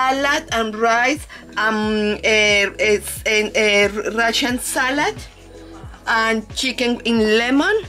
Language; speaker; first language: English; non-native, learner; Spanish